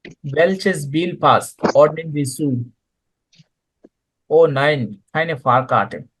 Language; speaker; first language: German; non-native, fluent; Bangla